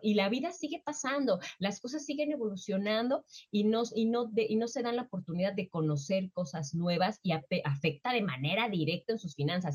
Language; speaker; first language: Spanish; native; Spanish